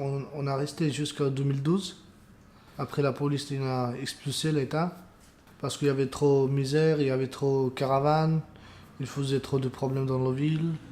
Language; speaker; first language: French; non-native, learner; Romanian